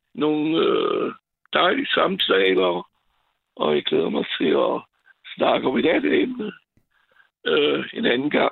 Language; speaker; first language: Danish; non-native, fluent; French